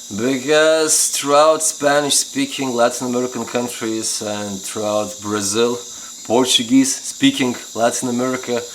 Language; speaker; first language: English; non-native, fluent; Lithuanian